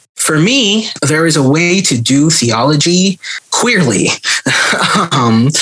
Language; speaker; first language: English; native; English